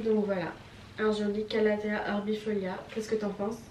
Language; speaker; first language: French; native; French